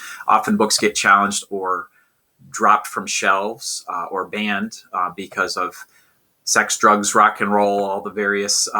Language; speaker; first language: English; native; English